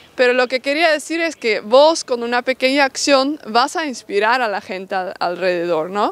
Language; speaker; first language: Spanish; non-native, fluent; Dutch